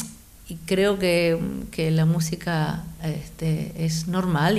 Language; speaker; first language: Catalan; non-native, fluent; Spanish